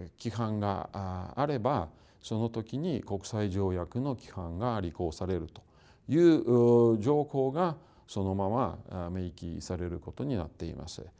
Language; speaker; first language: Japanese; non-native, fluent; Russian